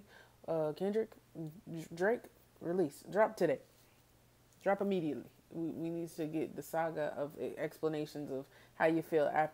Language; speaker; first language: English; native; English